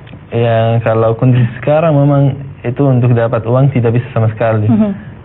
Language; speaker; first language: Indonesian; non-native, fluent; Arabic